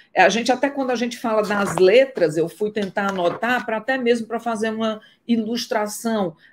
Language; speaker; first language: Portuguese; native; Portuguese